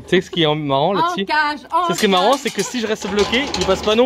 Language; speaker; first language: French; native; French